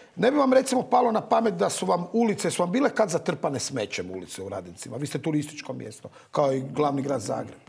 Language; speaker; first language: Croatian; native; Croatian